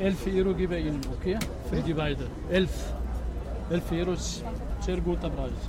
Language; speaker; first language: German; non-native, learner; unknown